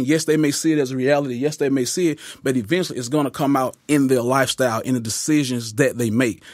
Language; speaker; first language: English; native; English